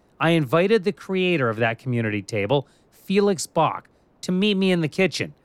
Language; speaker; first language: English; native; English